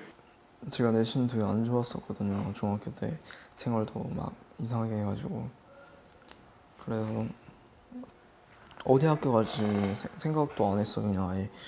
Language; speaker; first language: Korean; early bilingual, other home language; Chinese